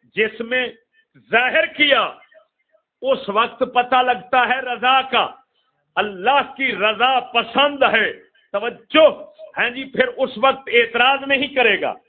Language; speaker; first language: Urdu; non-native, local second language; Punjabi